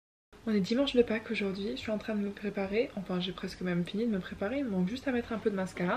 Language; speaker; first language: French; native; French